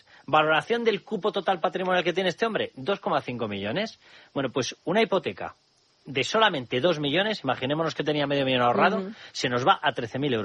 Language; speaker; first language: Spanish; native; Spanish